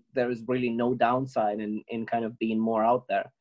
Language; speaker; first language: English; non-native, fluent; Ukrainian